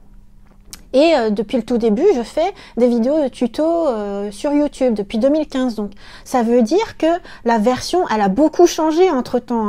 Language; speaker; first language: French; native; French